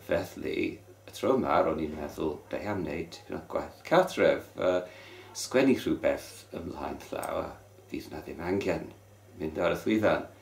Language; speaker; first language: Welsh; non-native, local second language; English